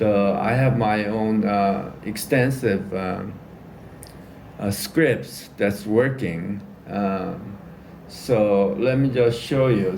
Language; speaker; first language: English; native; English